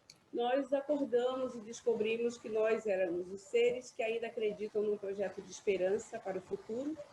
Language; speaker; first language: Portuguese; native; Portuguese